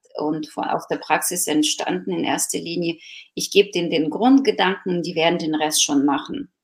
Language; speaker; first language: German; non-native, fluent; Ukrainian